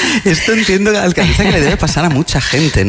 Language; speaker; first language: Spanish; native; Spanish